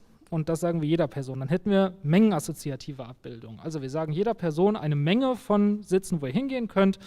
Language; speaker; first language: German; native; German